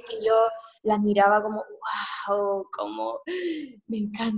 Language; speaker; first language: Spanish; early bilingual, heritage; Spanish